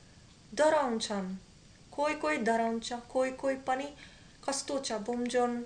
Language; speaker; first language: Nepali; non-native, learner; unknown